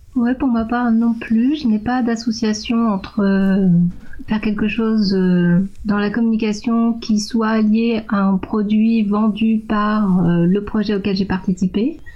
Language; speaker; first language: French; non-native, fluent; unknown